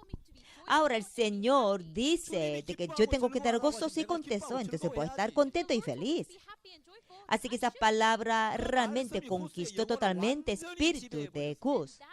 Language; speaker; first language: Spanish; non-native, fluent; Korean